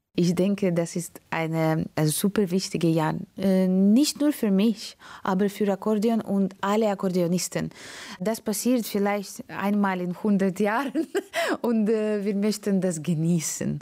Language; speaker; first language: German; non-native, learner; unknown